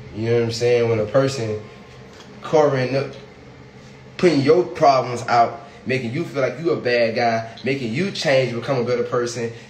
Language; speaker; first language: English; native; English